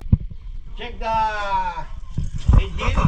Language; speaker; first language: English; non-native, local second language; Filipino